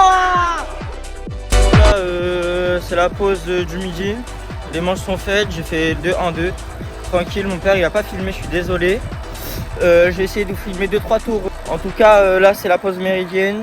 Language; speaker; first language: French; native; French